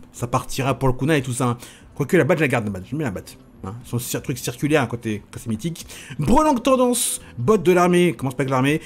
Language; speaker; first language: French; native; French